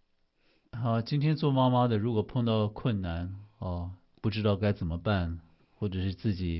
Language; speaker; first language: Chinese; native; Chinese